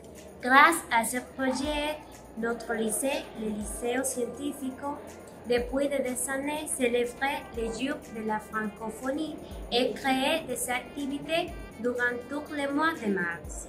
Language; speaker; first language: French; non-native, learner; Spanish